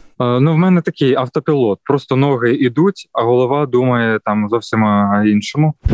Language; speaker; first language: Ukrainian; non-native, local second language; Russian